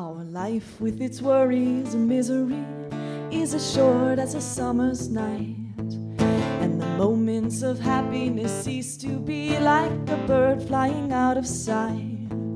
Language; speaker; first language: English; native; English